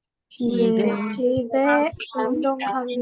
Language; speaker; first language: Korean; non-native, learner; Indonesian